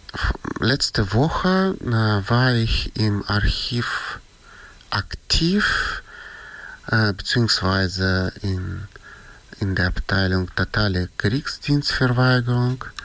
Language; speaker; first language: German; non-native, fluent; Russian